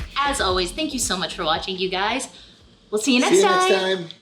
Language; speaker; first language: English; native; English